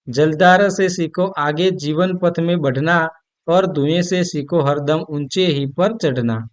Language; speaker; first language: Hindi; non-native, local second language; Gujarati